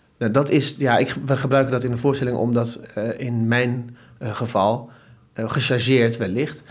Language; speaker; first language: Dutch; early bilingual, other home language; Turkish